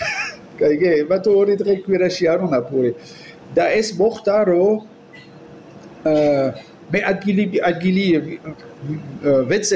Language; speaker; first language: Georgian; non-native, learner; French